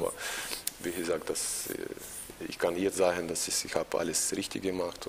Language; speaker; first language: German; non-native, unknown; Russian